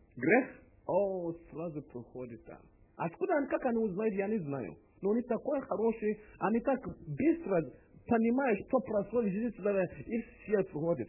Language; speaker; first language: Russian; non-native, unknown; English